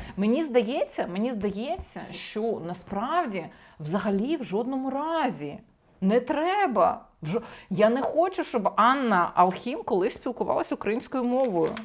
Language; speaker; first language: Ukrainian; native; Ukrainian